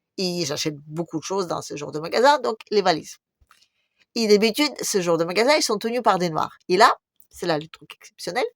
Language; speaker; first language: French; non-native, fluent; Russian